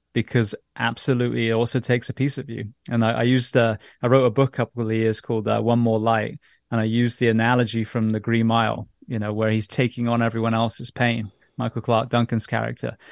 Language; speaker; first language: English; native; English